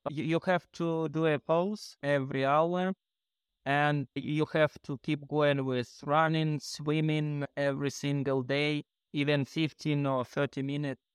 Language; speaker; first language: English; non-native, fluent; Ukrainian